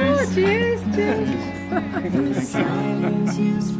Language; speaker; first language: German; non-native, learner; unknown